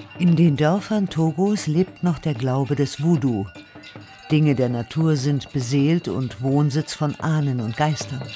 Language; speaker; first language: German; native; German